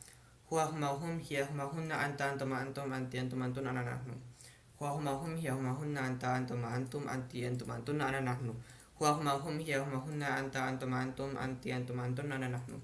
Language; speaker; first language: Arabic; non-native, learner; Filipino